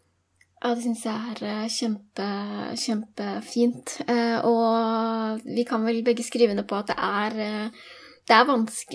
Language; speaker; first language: Norwegian; native; Norwegian